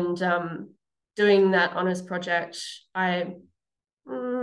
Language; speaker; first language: English; native; English